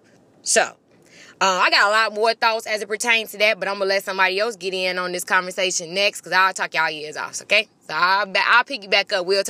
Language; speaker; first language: English; native; English